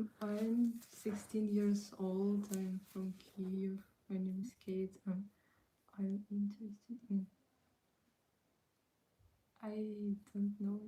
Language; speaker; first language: English; non-native, learner; Ukrainian